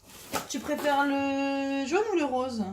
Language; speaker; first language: French; native; French